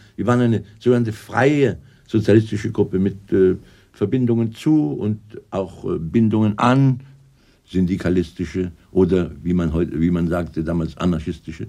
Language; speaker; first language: German; native; German